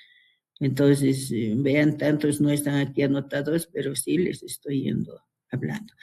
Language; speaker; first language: Spanish; native; Spanish